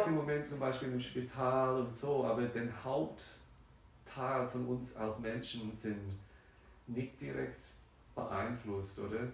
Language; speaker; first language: German; non-native, fluent; French